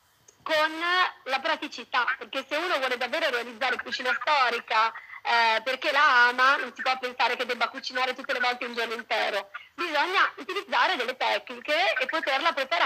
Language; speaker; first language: Italian; native; Italian